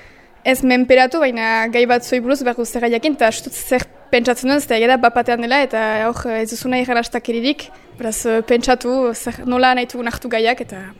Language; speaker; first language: Basque; native; Basque